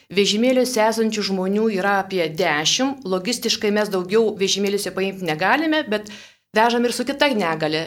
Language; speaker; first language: Lithuanian; native; Lithuanian